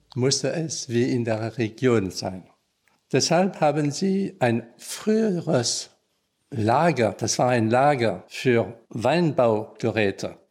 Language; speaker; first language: German; non-native, local second language; French